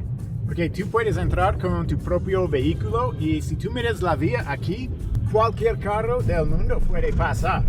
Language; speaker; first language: Spanish; non-native, fluent; English